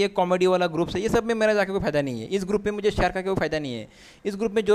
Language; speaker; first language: Hindi; non-native, local second language; Assamese